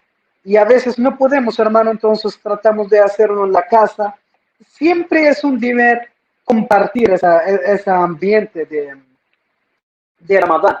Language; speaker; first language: Spanish; non-native, fluent; Arabic